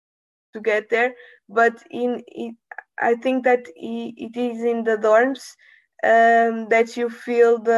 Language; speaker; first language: English; non-native, learner; Portuguese